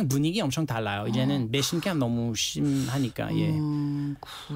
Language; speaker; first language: Korean; non-native, learner; French